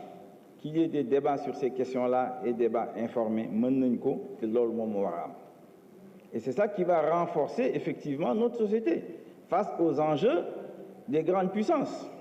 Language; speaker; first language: French; non-native, local second language; Wolof